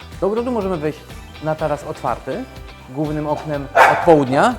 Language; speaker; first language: Polish; native; Polish